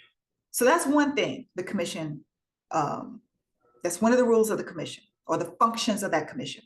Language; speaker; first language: English; native; English